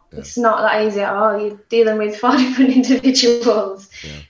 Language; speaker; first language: English; native; English